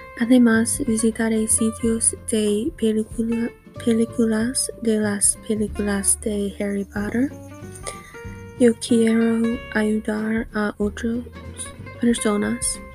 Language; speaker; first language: Spanish; non-native, learner; English